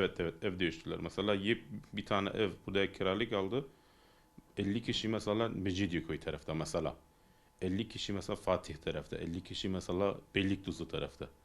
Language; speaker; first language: Turkish; non-native, learner; Persian